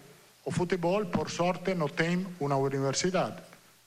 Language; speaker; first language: Portuguese; non-native, learner; Italian